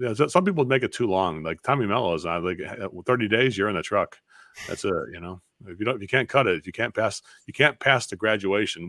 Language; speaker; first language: English; native; English